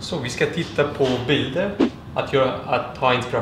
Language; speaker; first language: Swedish; non-native, learner; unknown